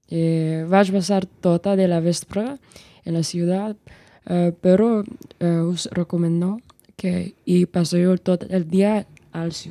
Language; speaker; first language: Catalan; non-native, learner; English